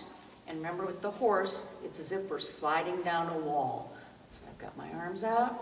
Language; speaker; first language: English; native; English